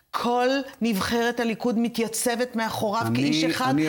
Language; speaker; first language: Hebrew; native; Hebrew